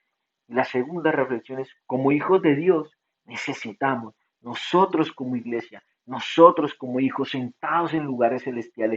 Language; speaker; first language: Spanish; native; Spanish